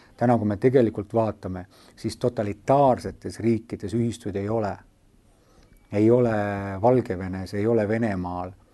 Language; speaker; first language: Estonian; native; Estonian